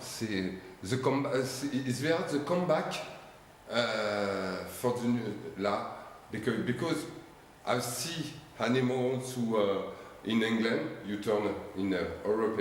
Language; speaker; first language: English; non-native, learner; French